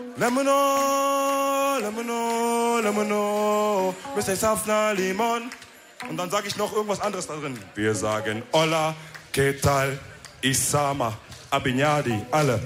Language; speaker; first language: German; early bilingual, other home language; Wolof